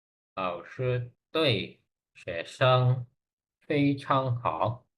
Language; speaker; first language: Chinese; non-native, learner; Indonesian